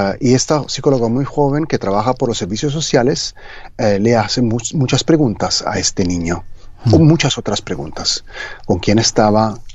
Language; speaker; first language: Spanish; non-native, fluent; Italian